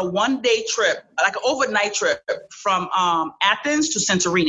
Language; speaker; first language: English; early bilingual, other home language; Haitian Creole